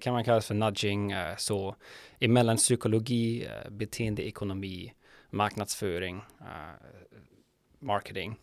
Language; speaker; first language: Swedish; non-native, fluent; German